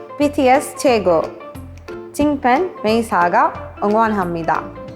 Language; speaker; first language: Korean; non-native, fluent; Arabic